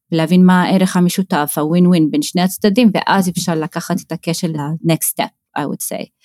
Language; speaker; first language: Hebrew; non-native, local second language; Arabic